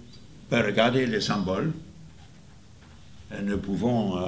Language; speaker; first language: French; non-native, fluent; English